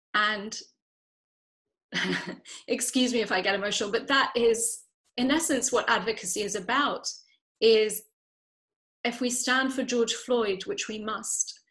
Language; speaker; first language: English; native; English